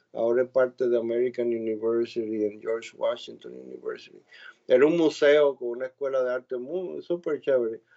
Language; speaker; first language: Spanish; native; Spanish